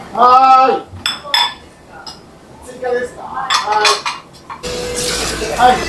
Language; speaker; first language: Japanese; native; Japanese